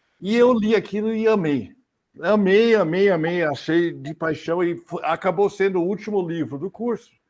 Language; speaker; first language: Portuguese; non-native, fluent; English